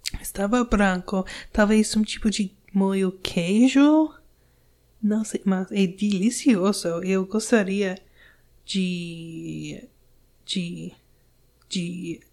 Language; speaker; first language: Portuguese; non-native, learner; English